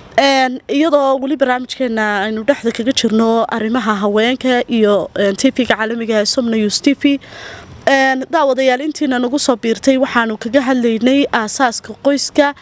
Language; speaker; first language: Somali; native; Somali